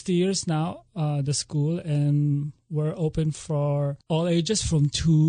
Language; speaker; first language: English; non-native, local second language; Filipino